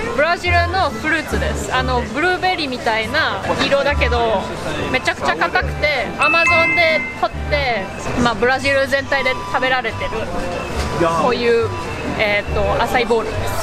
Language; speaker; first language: Japanese; non-native, fluent; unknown